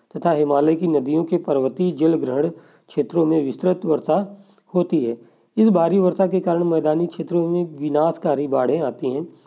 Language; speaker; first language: Hindi; native; Hindi